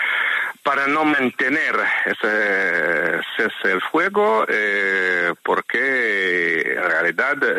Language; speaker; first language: Spanish; non-native, fluent; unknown